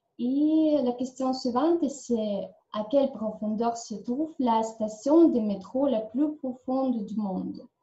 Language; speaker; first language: French; non-native, learner; Ukrainian